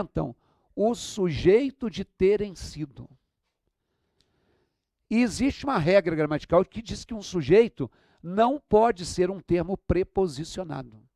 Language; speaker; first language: Portuguese; native; Portuguese